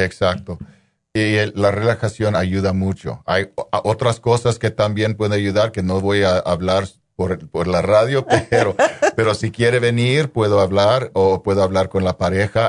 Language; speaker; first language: Spanish; non-native, local second language; English